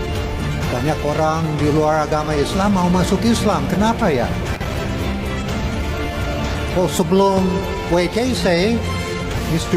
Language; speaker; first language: Indonesian; non-native, fluent; English